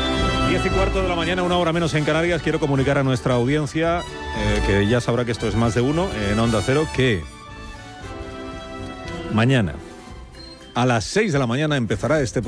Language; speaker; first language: Spanish; native; Spanish